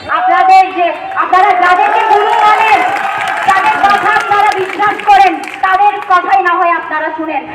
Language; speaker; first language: Bangla; non-native, local second language; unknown